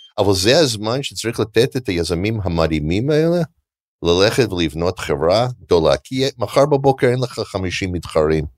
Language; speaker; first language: Hebrew; non-native, fluent; English